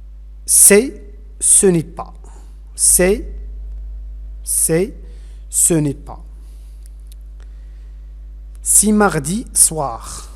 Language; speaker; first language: French; non-native, fluent; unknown